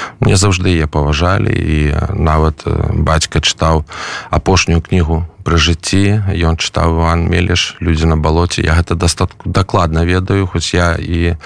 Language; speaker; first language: Belarusian; non-native, local second language; Russian